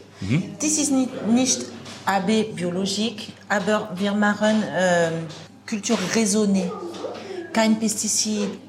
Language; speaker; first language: German; non-native, learner; French